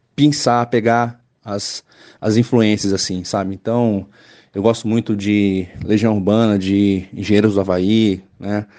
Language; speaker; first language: Portuguese; native; Portuguese